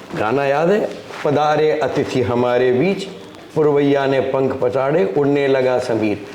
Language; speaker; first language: Hindi; native; Hindi